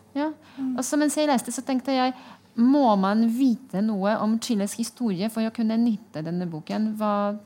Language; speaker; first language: Norwegian; non-native, fluent; Polish